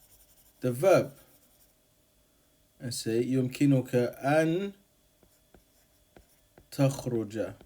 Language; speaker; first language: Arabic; non-native, fluent; English